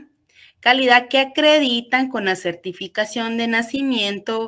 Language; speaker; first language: Spanish; native; Spanish